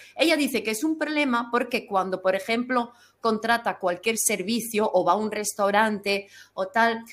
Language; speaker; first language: Spanish; non-native, fluent; German